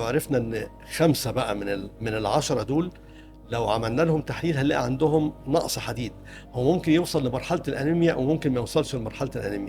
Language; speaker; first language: Arabic; native; Arabic